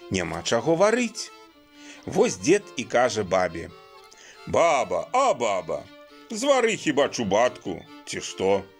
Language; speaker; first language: Belarusian; native; Belarusian